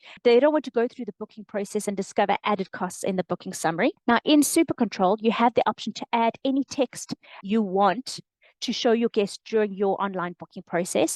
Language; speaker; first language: English; native; English